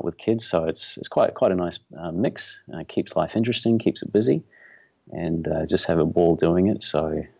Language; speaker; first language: English; native; English